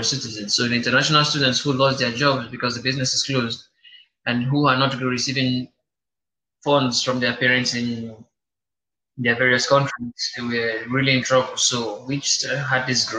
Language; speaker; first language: English; non-native, local second language; Igbo